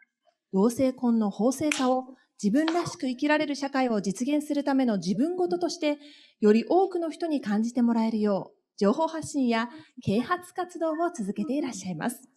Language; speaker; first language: Japanese; native; Japanese